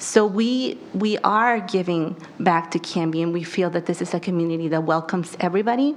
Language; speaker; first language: English; early bilingual, other home language; Spanish